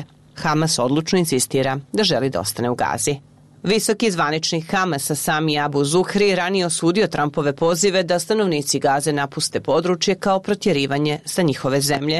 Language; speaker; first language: Serbian; native; Serbian